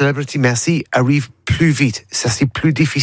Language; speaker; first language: French; non-native, learner; English